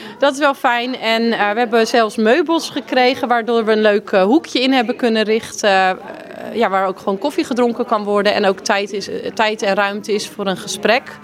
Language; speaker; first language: Dutch; native; Dutch